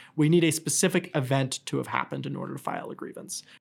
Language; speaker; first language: English; native; English